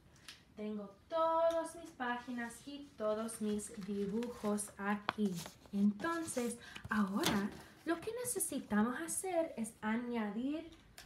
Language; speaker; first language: Spanish; non-native, fluent; English